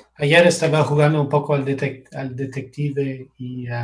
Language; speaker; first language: Spanish; non-native, fluent; English